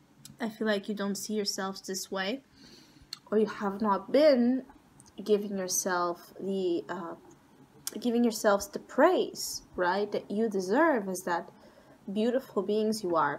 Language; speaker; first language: English; non-native, fluent; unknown